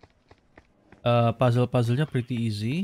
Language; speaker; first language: English; non-native, learner; Indonesian